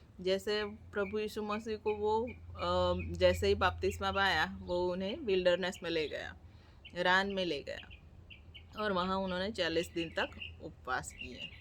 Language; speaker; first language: Hindi; non-native, local second language; Gujarati